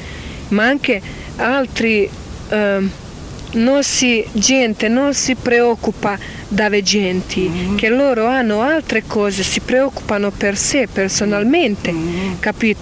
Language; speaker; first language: Italian; non-native, learner; Croatian